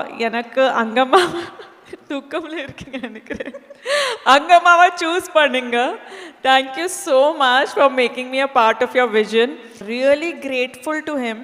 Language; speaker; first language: Tamil; non-native, fluent; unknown